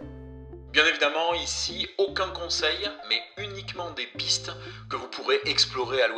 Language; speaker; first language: French; native; French